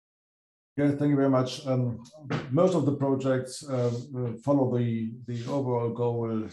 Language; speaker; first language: English; non-native, fluent; German